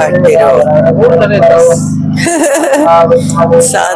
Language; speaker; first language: Hindi; non-native, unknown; English